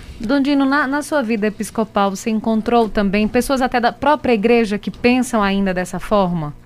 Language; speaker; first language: Portuguese; native; Portuguese